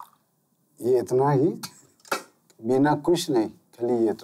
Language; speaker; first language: Hindi; non-native, local second language; Khasi